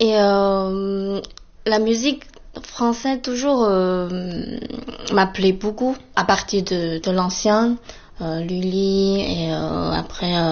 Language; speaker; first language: French; non-native, fluent; Chinese